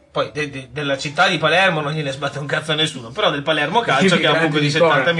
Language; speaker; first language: Italian; native; Italian